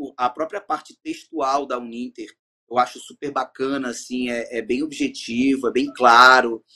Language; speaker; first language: Portuguese; native; Portuguese